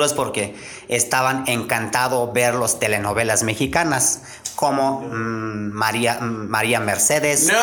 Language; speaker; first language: Spanish; non-native, learner; Turkish